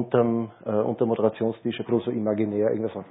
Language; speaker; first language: German; native; German